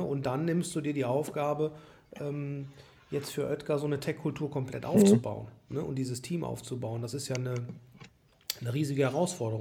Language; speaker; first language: German; native; German